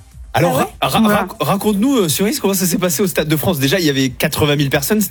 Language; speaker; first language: French; native; French